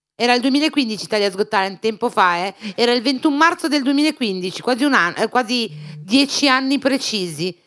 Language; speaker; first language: Italian; native; Italian